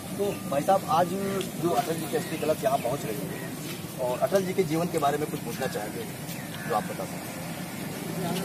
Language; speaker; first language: Hindi; native; Hindi